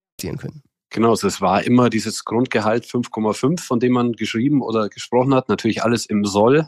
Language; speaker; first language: German; native; German